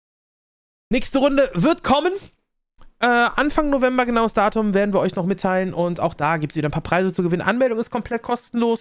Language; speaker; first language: German; native; German